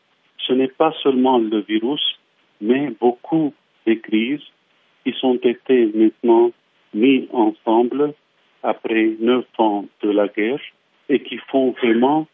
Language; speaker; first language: French; non-native, fluent; Arabic